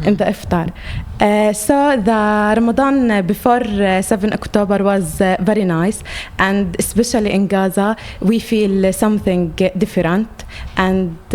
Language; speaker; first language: English; non-native, learner; Arabic